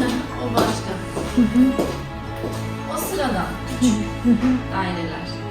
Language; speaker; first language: Turkish; native; Turkish